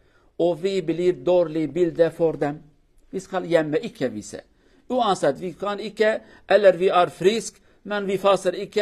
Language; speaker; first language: Norwegian; non-native, learner; Kurdish